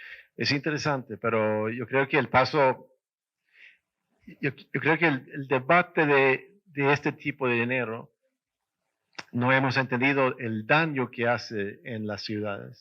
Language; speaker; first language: Spanish; non-native, fluent; Swedish